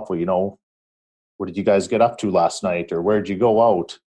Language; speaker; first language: English; native; English